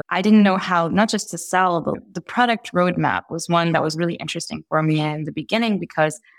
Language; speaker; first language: English; early bilingual, heritage; Italian